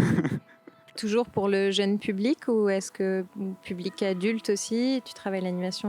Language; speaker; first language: French; native; French